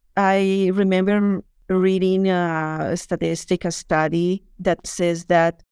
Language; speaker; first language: English; non-native, fluent; Spanish